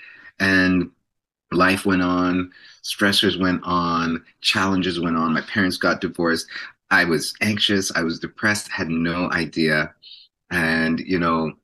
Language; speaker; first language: English; native; English